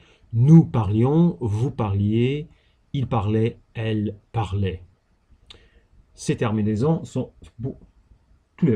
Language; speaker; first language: French; non-native, fluent; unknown